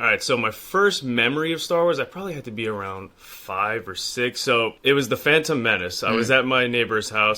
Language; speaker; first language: English; native; English